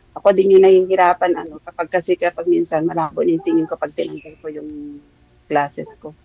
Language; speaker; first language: Filipino; non-native, local second language; Iloko